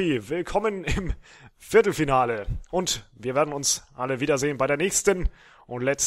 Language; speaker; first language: German; native; German